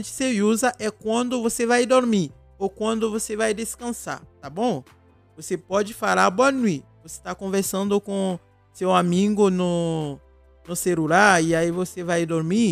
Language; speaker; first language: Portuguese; non-native, fluent; Haitian Creole